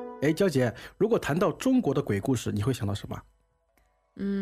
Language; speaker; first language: Chinese; native; Chinese